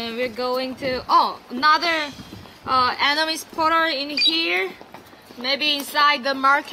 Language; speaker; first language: English; non-native, learner; Korean